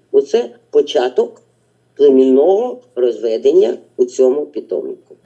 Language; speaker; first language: Ukrainian; non-native, local second language; Russian